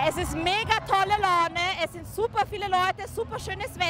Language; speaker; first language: German; native; German